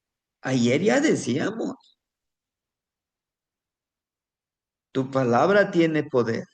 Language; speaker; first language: Spanish; native; Spanish